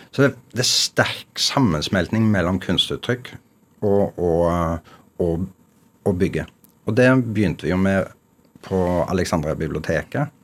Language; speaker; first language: Norwegian; native; Norwegian